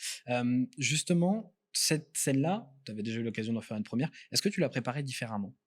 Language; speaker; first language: French; native; French